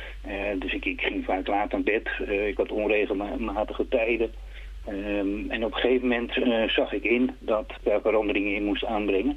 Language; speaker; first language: Dutch; native; Dutch